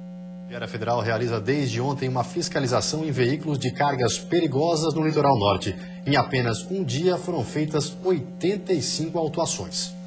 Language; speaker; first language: Portuguese; native; Portuguese